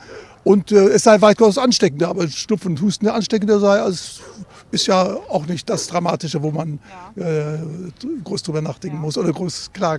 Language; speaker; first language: German; native; German